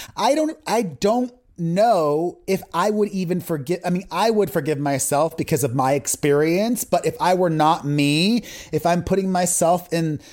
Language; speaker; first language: English; native; English